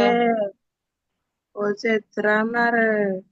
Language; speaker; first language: Korean; non-native, learner; Indonesian